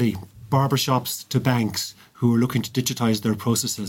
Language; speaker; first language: English; native; English